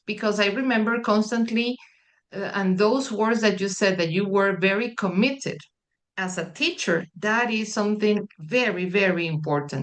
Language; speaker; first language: English; non-native, fluent; Spanish